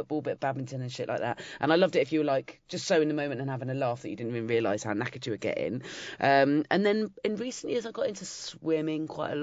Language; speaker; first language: English; native; English